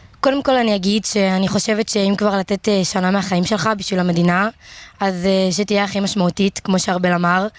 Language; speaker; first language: Hebrew; native; Hebrew